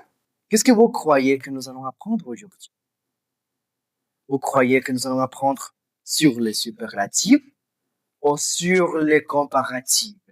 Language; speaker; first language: French; non-native, fluent; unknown